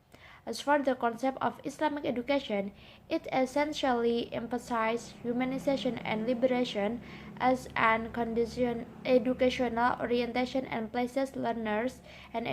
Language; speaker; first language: English; non-native, learner; Indonesian